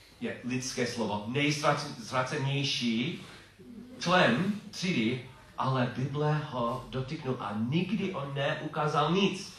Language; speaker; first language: Czech; non-native, fluent; English